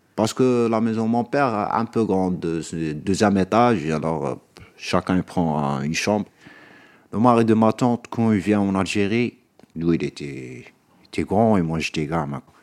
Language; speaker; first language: French; non-native, local second language; Arabic